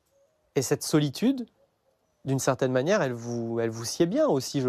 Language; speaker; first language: French; native; French